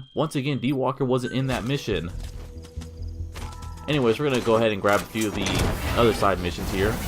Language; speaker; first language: English; native; English